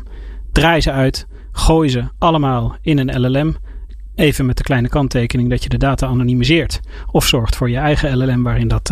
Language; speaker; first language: Dutch; native; Dutch